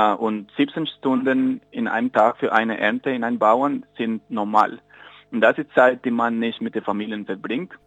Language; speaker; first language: German; non-native, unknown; Spanish